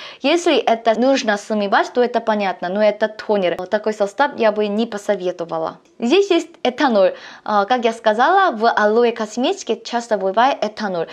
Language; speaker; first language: Russian; non-native, learner; Korean